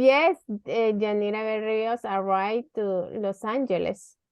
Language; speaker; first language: English; non-native, learner; Spanish